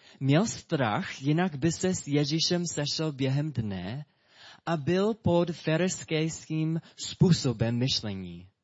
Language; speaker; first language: Czech; non-native, fluent; English